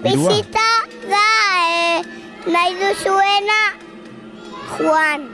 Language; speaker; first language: Basque; non-native, local second language; Spanish